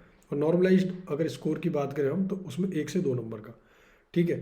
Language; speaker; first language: Hindi; native; Hindi